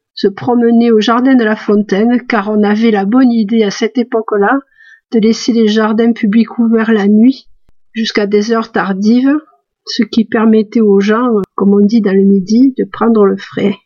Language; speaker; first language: French; native; French